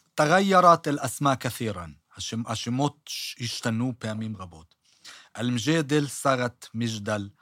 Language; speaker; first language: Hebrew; native; Hebrew